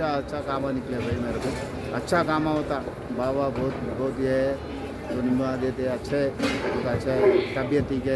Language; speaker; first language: Hindi; non-native, local second language; Telugu